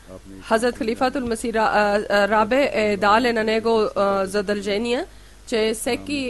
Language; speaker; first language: Bulgarian; non-native, learner; Urdu